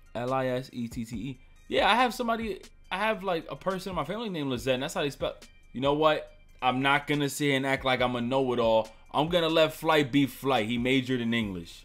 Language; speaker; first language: English; native; English